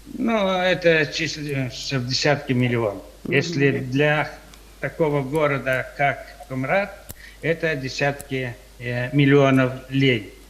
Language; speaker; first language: Russian; non-native, local second language; Romanian